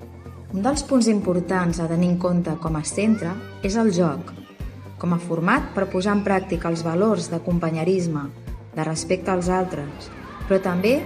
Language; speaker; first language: Catalan; native; Catalan